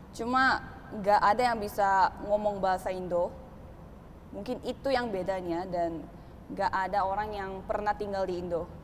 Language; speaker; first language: Indonesian; early bilingual, other home language; Korean